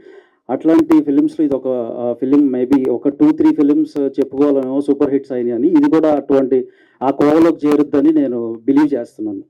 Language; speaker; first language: Telugu; native; Telugu